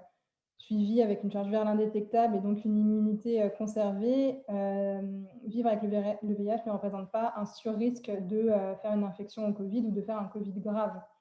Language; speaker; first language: French; native; French